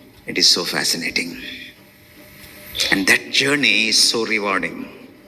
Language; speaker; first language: English; non-native, local second language; Telugu